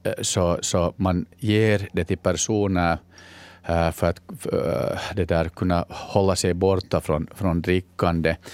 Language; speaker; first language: Swedish; native; Swedish